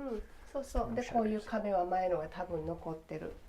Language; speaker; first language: Japanese; native; Japanese